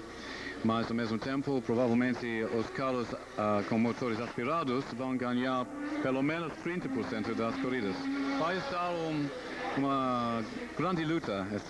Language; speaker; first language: Portuguese; non-native, learner; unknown